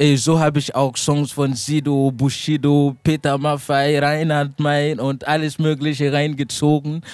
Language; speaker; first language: German; non-native, fluent; Mossi